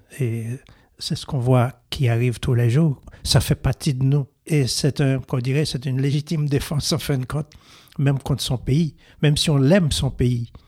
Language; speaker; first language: French; non-native, local second language; Haitian Creole